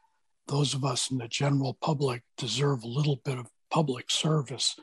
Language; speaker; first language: English; native; English